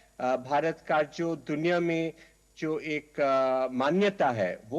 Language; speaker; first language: Hindi; native; Hindi